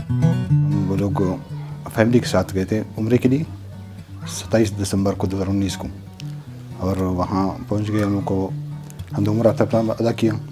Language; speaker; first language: Hindi; non-native, local second language; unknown